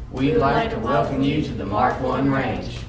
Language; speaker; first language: English; native; English